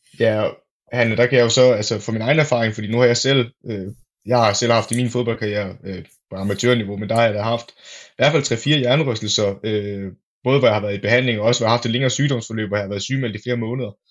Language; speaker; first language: Danish; native; Danish